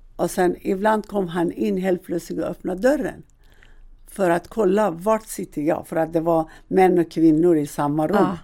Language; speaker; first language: Swedish; non-native, fluent; Persian